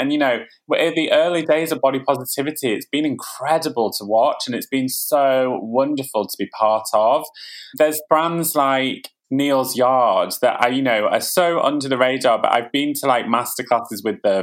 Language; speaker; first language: English; native; English